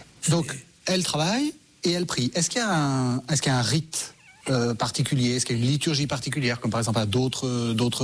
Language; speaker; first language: French; native; French